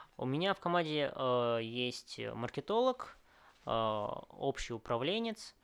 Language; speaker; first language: Russian; early bilingual, other home language; Vietnamese